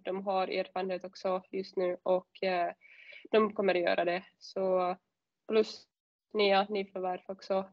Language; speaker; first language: Swedish; non-native, fluent; Czech